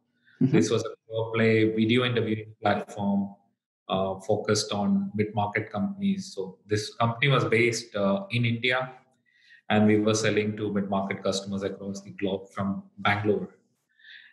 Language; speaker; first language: English; non-native, local second language; Malayalam